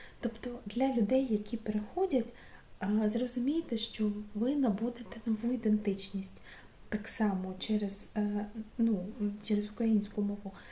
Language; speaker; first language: Ukrainian; non-native, local second language; Russian